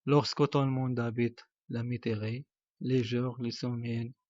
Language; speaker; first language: French; non-native, local second language; Arabic